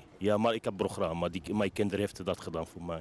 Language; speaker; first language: Dutch; non-native, learner; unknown